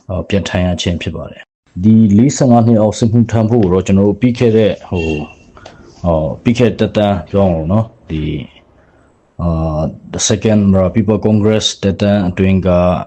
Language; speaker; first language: Burmese; non-native, local second language; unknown